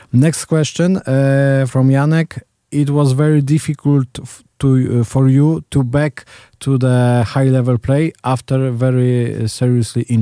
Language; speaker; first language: English; non-native, learner; Polish